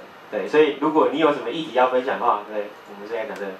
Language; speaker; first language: Chinese; native; Chinese